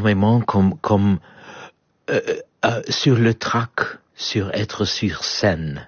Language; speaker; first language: French; non-native, fluent; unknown